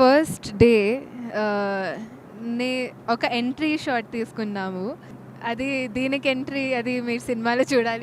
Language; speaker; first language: Telugu; non-native, fluent; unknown